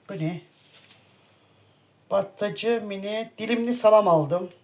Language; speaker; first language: Turkish; native; Turkish